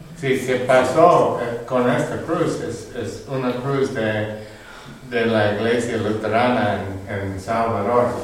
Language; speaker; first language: Spanish; non-native, learner; English